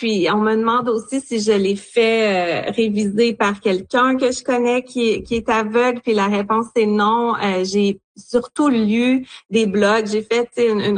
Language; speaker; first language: French; native; French